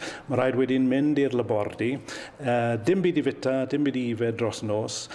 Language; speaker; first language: Welsh; native; Welsh